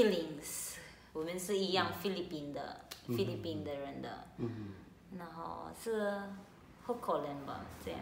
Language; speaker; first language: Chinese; non-native, learner; Filipino